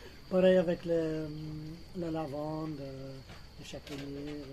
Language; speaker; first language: French; non-native, fluent; English